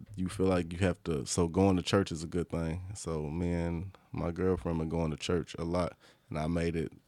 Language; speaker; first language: English; native; English